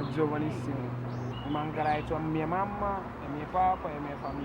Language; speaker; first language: Italian; non-native, learner; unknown